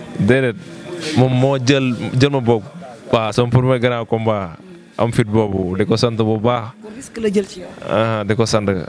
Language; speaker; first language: Wolof; native; Wolof